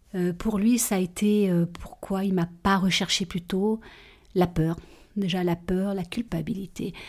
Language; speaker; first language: French; native; French